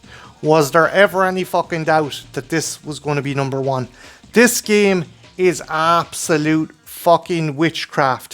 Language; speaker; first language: English; native; English